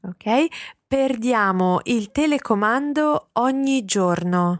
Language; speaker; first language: Italian; non-native, learner; English